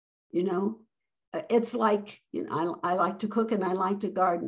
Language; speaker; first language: English; early bilingual, other home language; Spanish